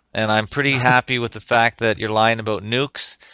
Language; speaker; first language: English; native; English